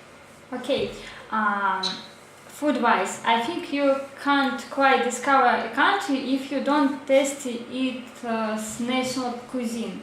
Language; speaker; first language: English; non-native, learner; Russian